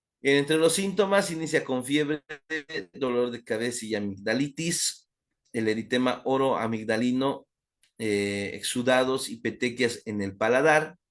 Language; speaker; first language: Spanish; native; Spanish